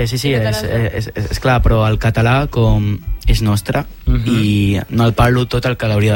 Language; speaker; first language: Catalan; non-native, local second language; Spanish